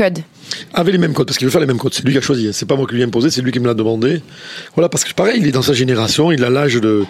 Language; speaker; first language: French; native; French